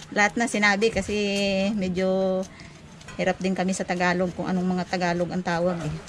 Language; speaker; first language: Filipino; non-native, local second language; Cebuano